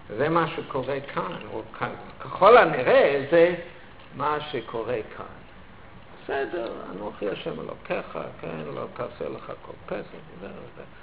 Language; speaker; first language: Hebrew; non-native, fluent; German